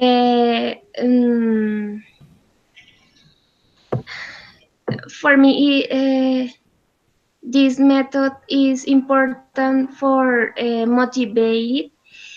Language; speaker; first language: English; non-native, learner; Spanish